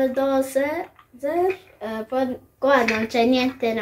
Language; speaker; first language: Italian; early bilingual, other home language; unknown